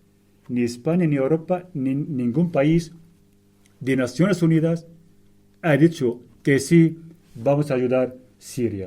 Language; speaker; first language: Spanish; non-native, fluent; Arabic